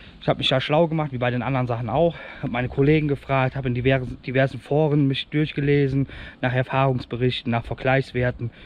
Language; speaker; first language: German; native; German